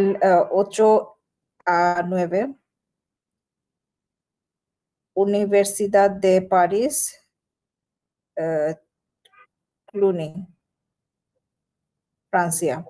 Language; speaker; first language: Spanish; non-native, learner; Bangla